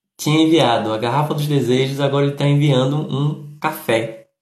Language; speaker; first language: Portuguese; native; Portuguese